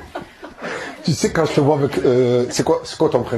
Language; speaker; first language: French; native; French